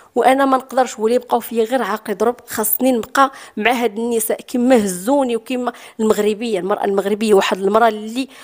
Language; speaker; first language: Arabic; native; Arabic